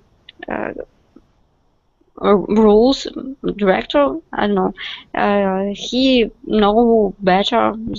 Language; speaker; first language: English; non-native, learner; Russian